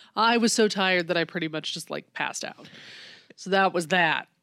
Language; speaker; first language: English; native; English